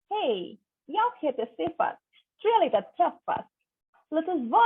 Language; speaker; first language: Swedish; non-native, learner; Bangla